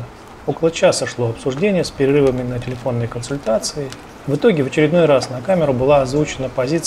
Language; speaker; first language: Russian; native; Russian